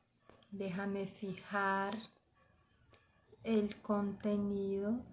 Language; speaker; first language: Spanish; non-native, fluent; Portuguese